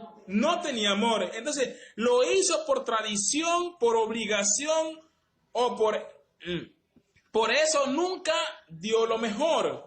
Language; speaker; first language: Spanish; native; Spanish